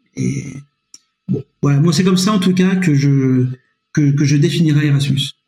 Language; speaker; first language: French; native; French